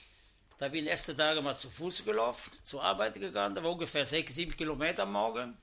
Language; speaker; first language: German; non-native, learner; Italian